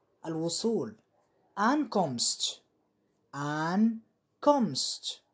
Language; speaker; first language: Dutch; non-native, fluent; Arabic